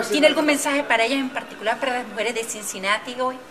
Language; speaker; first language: Spanish; native; Spanish